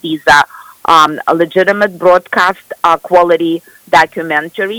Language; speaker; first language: English; non-native, fluent; Russian